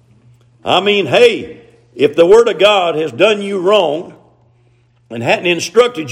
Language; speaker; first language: English; native; English